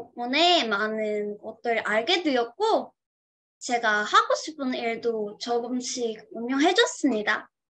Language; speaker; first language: Korean; non-native, learner; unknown